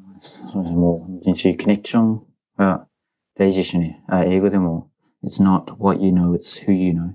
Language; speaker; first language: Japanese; non-native, fluent; English